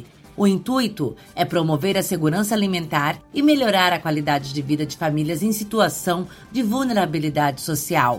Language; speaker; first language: Portuguese; native; Portuguese